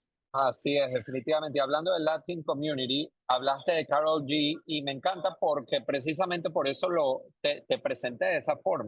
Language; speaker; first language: Spanish; native; Spanish